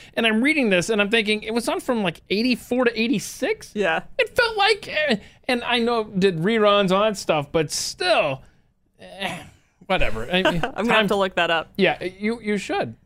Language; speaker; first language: English; native; English